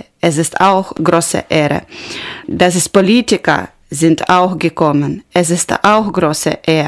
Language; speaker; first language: German; non-native, learner; Ukrainian